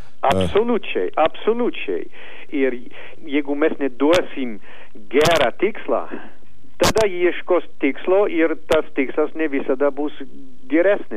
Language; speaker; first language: Lithuanian; non-native, learner; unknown